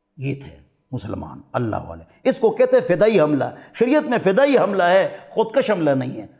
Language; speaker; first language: Urdu; non-native, local second language; Pashto